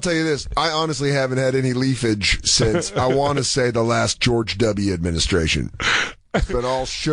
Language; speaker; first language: English; native; English